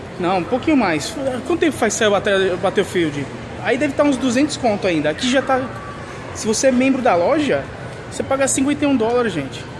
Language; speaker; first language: Portuguese; native; Portuguese